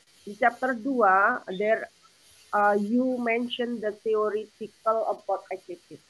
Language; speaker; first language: English; non-native, fluent; Indonesian